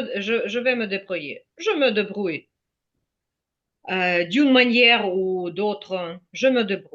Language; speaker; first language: French; non-native, fluent; Ukrainian